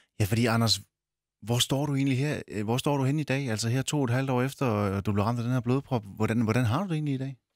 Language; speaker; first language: Danish; native; Danish